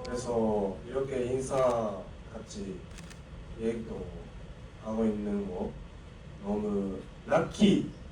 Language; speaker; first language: Korean; non-native, learner; Japanese